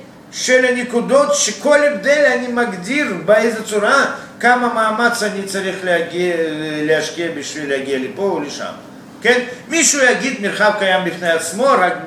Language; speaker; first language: Hebrew; non-native, fluent; Russian